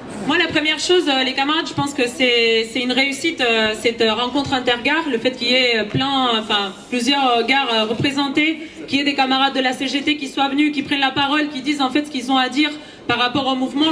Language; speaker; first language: French; native; French